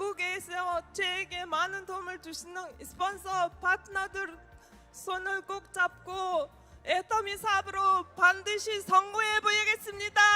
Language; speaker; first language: Korean; non-native, learner; Mongolian